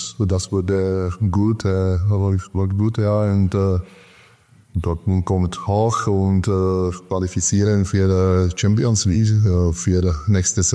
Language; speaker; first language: German; non-native, learner; Czech